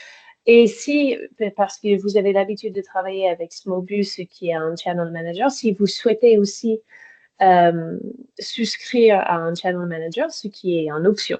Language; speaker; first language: French; native; French